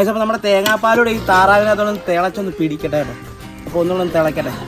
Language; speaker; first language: Malayalam; native; Malayalam